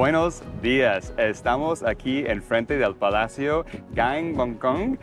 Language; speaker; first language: Spanish; non-native, fluent; English